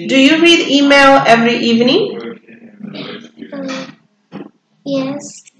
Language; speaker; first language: English; non-native, learner; Turkish